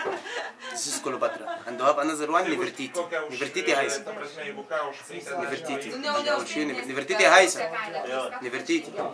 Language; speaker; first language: English; non-native, learner; Arabic